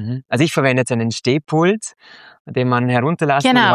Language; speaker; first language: German; native; German